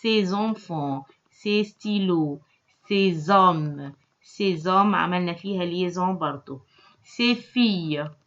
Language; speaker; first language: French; non-native, local second language; Arabic